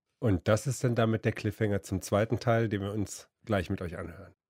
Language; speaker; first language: German; native; German